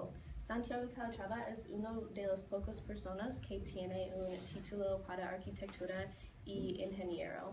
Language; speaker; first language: Spanish; non-native, learner; English